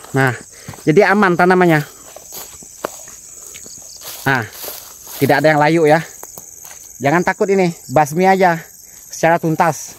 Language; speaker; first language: Indonesian; native; Indonesian